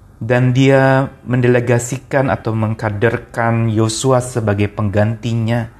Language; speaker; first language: Indonesian; native; Indonesian